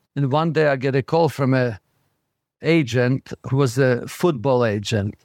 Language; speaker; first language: English; non-native, fluent; Slovak